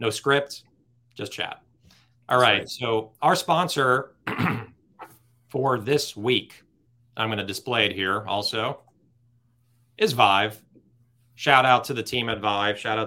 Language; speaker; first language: English; native; English